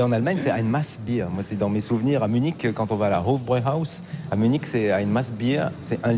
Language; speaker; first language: French; native; French